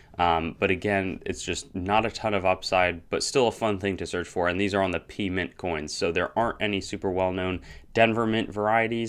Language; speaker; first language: English; native; English